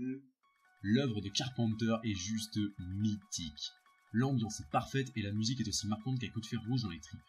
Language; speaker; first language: French; native; French